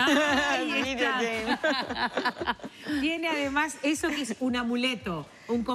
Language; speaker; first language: Spanish; native; Spanish